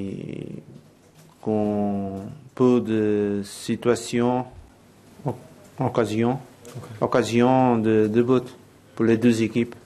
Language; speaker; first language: French; non-native, learner; Portuguese